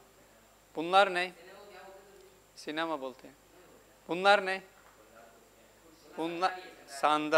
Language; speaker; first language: Turkish; non-native, fluent; Urdu